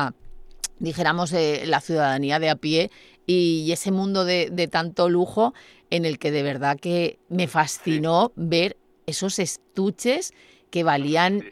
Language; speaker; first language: Spanish; native; Spanish